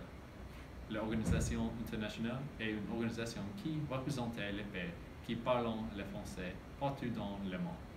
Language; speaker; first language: French; non-native, learner; English